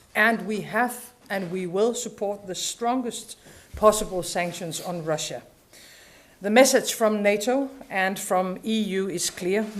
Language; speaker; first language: English; non-native, fluent; Danish